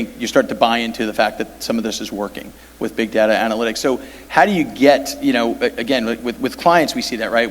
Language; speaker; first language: English; native; English